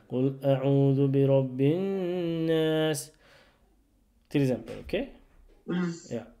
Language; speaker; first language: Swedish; non-native, learner; Urdu